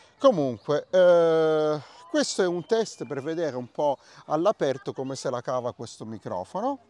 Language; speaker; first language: Italian; native; Italian